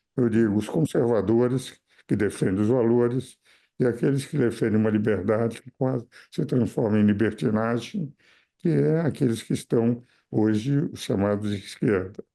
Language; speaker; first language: Portuguese; native; Portuguese